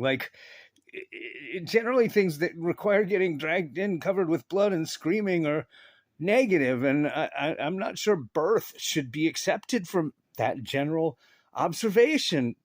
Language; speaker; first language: English; native; English